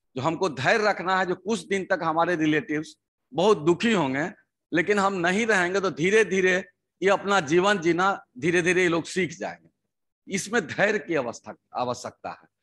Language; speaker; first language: Hindi; native; Hindi